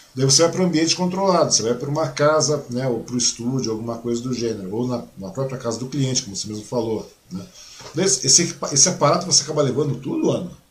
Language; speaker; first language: Portuguese; early bilingual, other home language; Chinese